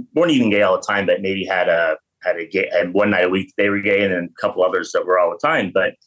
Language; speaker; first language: English; native; English